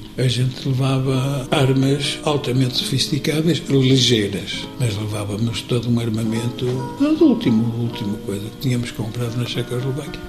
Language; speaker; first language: Portuguese; native; Portuguese